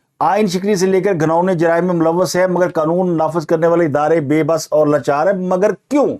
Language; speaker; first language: Urdu; non-native, local second language; Punjabi